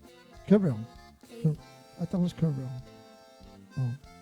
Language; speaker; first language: English; native; English